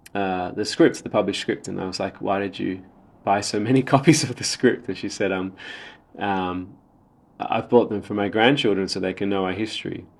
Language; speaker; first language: English; native; English